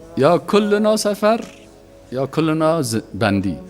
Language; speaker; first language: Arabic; non-native, learner; Persian